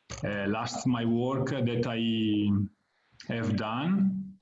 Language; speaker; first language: English; non-native, learner; Italian